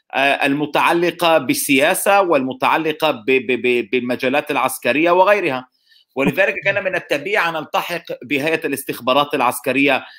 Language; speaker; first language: Arabic; non-native, local second language; Hebrew